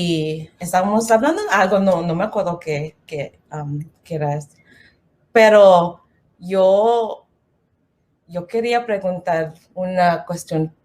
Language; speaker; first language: Spanish; non-native, learner; English